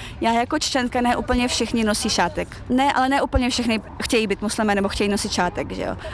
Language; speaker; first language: Czech; early bilingual, other home language; Chechen